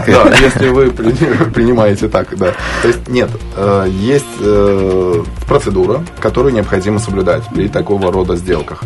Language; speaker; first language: Russian; native; Russian